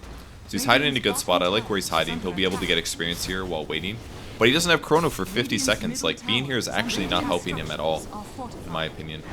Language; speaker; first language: English; native; English